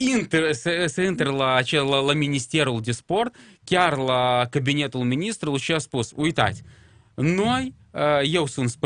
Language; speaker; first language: Romanian; non-native, local second language; Russian